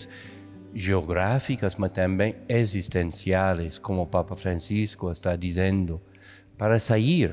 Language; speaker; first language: Portuguese; non-native, fluent; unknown